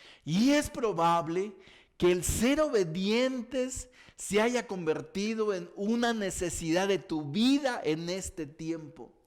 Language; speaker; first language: Spanish; native; Spanish